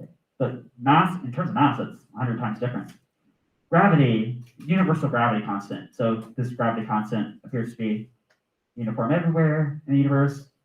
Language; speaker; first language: English; native; English